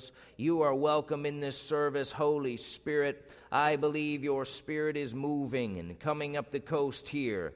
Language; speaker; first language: English; native; English